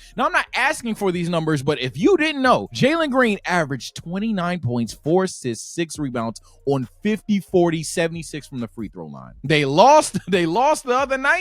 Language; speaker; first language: English; native; English